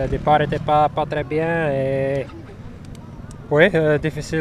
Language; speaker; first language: French; non-native, local second language; Dutch